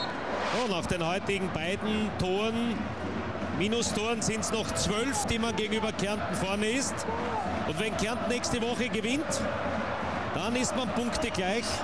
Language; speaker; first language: German; native; German